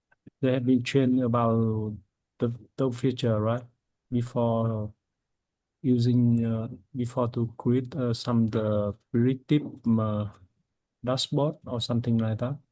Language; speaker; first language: English; non-native, fluent; Vietnamese